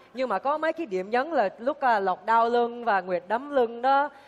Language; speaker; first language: Vietnamese; early bilingual, heritage; Vietnamese